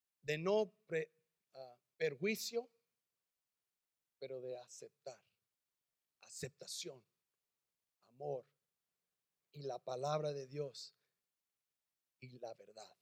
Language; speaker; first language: Spanish; early bilingual, heritage; English